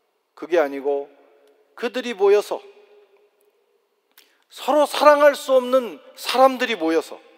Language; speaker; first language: Korean; native; Korean